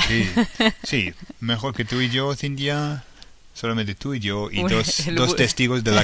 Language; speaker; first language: Spanish; non-native, fluent; English